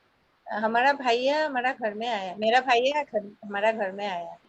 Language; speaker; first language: Hindi; non-native, local second language; Assamese